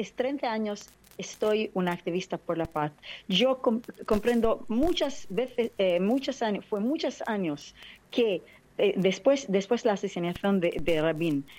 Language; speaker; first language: Spanish; non-native, learner; Hebrew